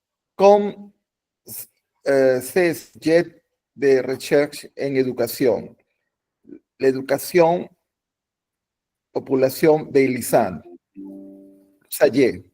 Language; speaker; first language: French; non-native, learner; Spanish